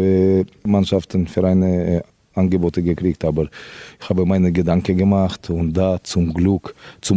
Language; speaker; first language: German; non-native, fluent; Russian